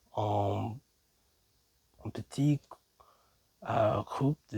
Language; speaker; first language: French; non-native, learner; English